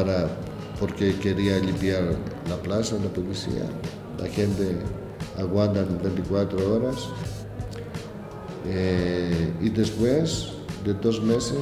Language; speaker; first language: Spanish; non-native, learner; Greek